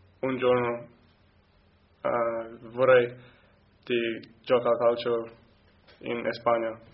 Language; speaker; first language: Italian; non-native, learner; English